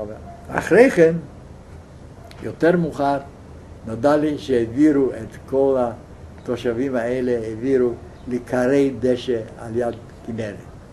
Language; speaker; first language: Hebrew; non-native, fluent; Yiddish